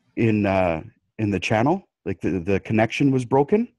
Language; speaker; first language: English; native; English